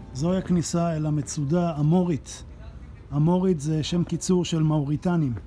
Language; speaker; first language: Hebrew; native; Hebrew